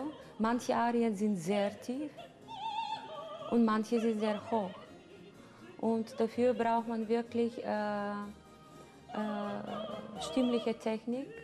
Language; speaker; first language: German; non-native, fluent; Bulgarian